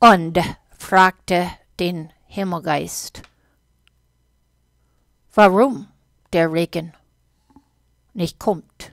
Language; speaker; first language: German; non-native, fluent; English